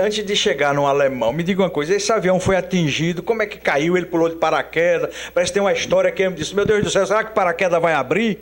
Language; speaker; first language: Portuguese; native; Portuguese